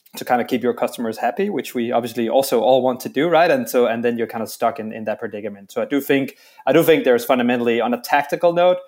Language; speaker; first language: English; non-native, fluent; Danish